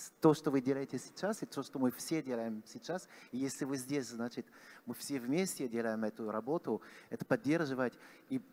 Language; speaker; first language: Russian; non-native, fluent; French